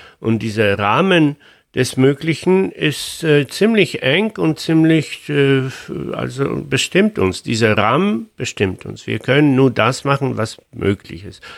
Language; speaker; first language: German; non-native, fluent; Polish